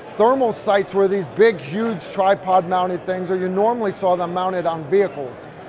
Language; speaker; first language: English; native; English